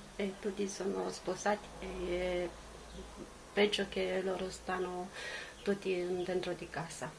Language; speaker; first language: Italian; non-native, learner; Romanian